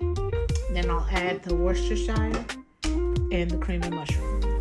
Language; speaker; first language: English; native; English